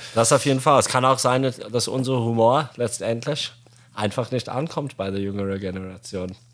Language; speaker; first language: German; non-native, fluent; Arabic